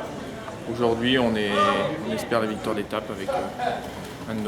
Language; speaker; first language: French; native; French